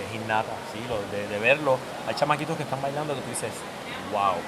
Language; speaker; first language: Spanish; native; Spanish